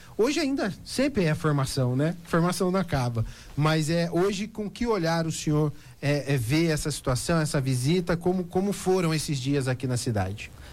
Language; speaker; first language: Portuguese; native; Portuguese